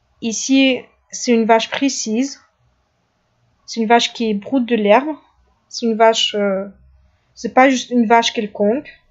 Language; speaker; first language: French; non-native, fluent; Russian